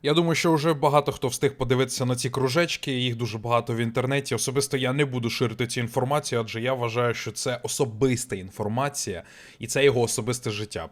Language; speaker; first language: Ukrainian; native; Ukrainian